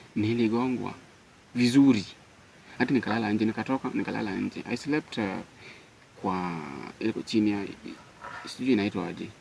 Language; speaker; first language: Swahili; non-native, local second language; Luo (Kenya and Tanzania)